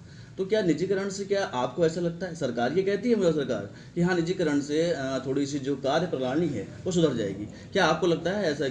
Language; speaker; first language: Hindi; native; Hindi